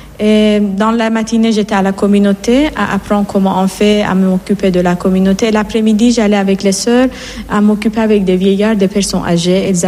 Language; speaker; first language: French; non-native, fluent; Persian